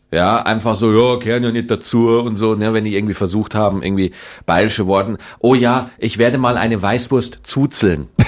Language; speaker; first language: German; native; German